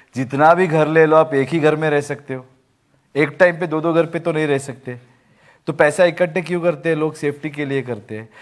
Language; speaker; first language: Hindi; non-native, local second language; Kannada